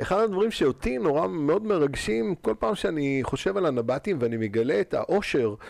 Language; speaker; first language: Hebrew; native; Hebrew